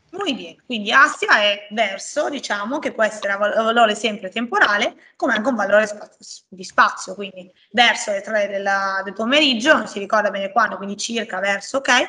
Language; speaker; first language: Italian; native; Italian